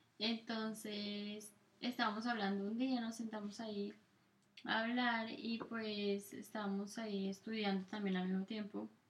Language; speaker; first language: Spanish; native; Spanish